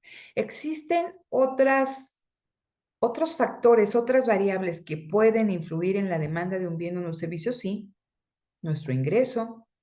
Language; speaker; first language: Spanish; native; Spanish